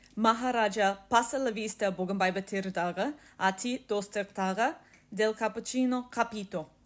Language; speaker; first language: Kazakh; non-native, learner; English